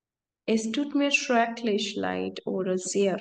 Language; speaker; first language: German; non-native, fluent; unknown